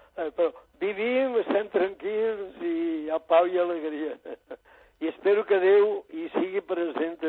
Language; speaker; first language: Catalan; native; Catalan